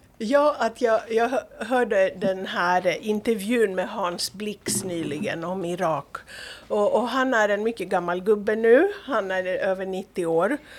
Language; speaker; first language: Swedish; non-native, fluent; Greek